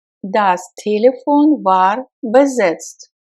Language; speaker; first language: German; non-native, fluent; Russian